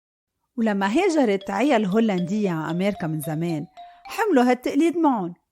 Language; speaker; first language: Arabic; native; Arabic